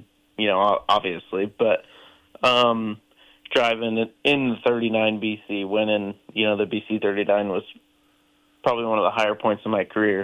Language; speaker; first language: English; native; English